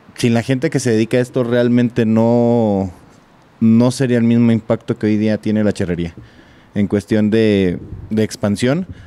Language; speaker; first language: Spanish; native; Spanish